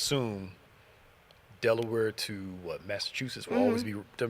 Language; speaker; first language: English; native; English